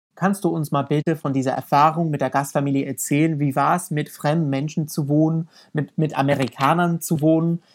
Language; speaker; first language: German; non-native, fluent; English